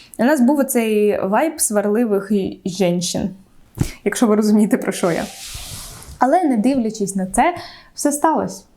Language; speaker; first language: Ukrainian; non-native, local second language; Russian